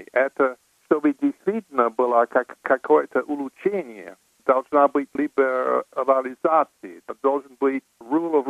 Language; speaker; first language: Russian; non-native, fluent; English